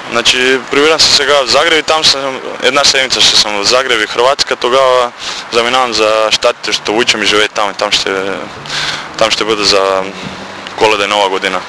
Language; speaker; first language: Bulgarian; non-native, learner; Croatian